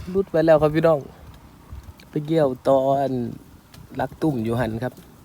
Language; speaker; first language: Thai; native; Thai